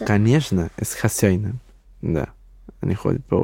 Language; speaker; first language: Russian; non-native, learner; Spanish